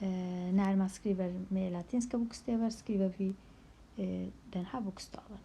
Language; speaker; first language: Swedish; non-native, local second language; Kurdish